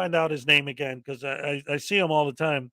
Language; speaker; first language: English; native; English